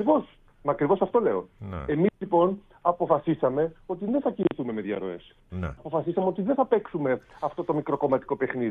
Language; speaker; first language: Greek; native; Greek